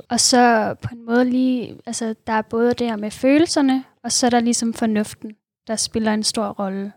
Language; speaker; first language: Danish; native; Danish